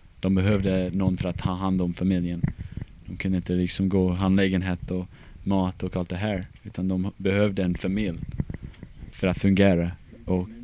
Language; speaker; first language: Swedish; non-native, fluent; English